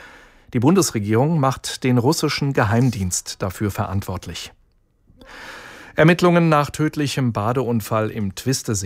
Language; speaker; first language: German; native; German